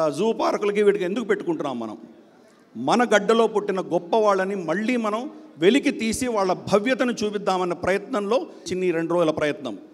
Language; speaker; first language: Telugu; native; Telugu